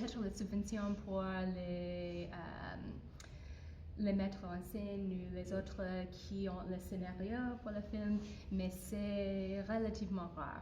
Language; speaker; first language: French; non-native, fluent; English